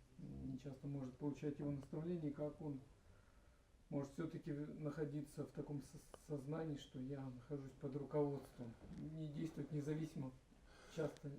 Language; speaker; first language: Russian; native; Russian